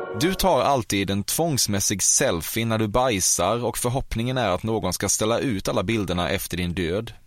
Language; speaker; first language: Swedish; native; Swedish